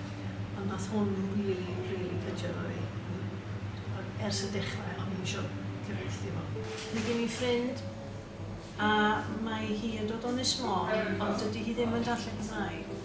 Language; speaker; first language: Welsh; non-native, local second language; English